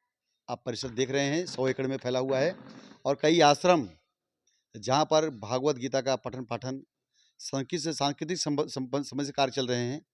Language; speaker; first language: Hindi; native; Hindi